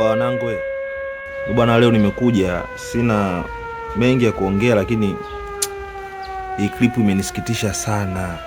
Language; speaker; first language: Swahili; native; Swahili